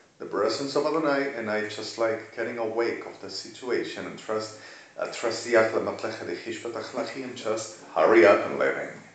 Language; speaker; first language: English; non-native, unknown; Spanish